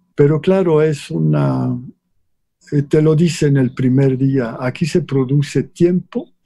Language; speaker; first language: Spanish; non-native, fluent; Swiss German